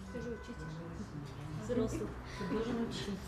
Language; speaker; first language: Russian; non-native, learner; Persian